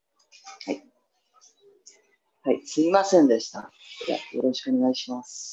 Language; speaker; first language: Japanese; non-native, fluent; English